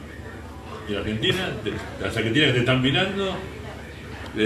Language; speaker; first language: Spanish; native; Spanish